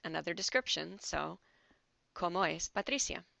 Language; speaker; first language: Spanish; non-native, fluent; English